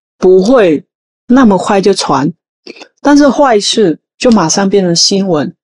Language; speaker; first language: Chinese; non-native, fluent; Vietnamese